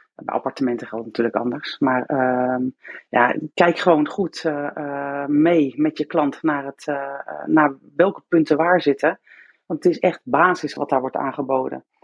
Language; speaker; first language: Dutch; native; Dutch